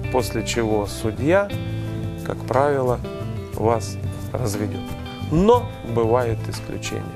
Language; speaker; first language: Russian; native; Russian